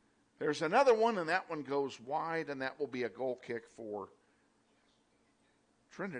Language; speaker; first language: English; native; English